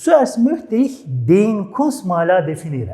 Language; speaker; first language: German; non-native, fluent; Turkish